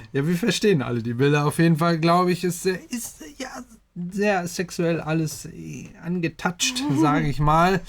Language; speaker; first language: German; native; German